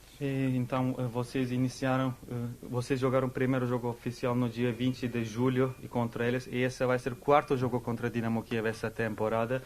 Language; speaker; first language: Portuguese; non-native, fluent; Turkish